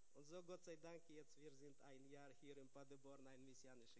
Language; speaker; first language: German; non-native, learner; Russian